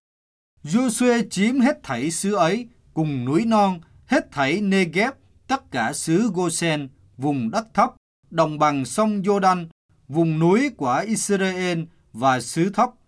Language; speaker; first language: Vietnamese; native; Vietnamese